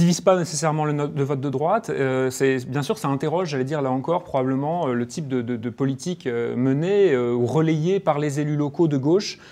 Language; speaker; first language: French; native; French